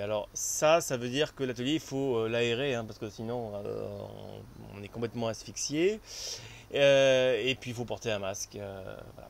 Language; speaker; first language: French; native; French